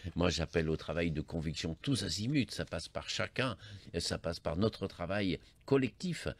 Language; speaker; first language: French; native; French